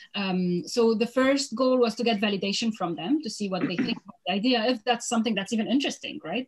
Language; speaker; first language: English; non-native, fluent; Arabic